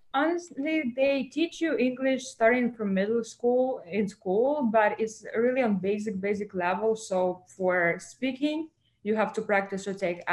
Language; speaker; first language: English; non-native, fluent; Russian